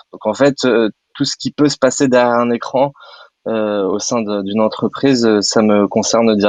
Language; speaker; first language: French; native; French